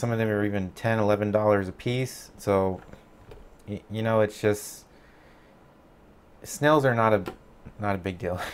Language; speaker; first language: English; native; English